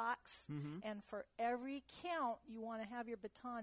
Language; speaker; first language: English; early bilingual, other home language; German